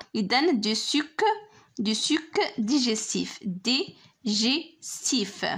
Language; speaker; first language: French; non-native, local second language; Arabic